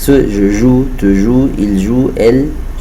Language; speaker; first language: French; non-native, fluent; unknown